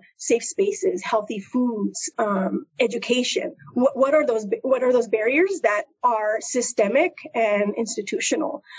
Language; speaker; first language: English; native; English